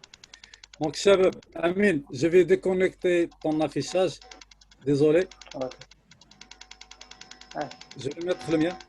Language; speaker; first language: French; non-native, local second language; Arabic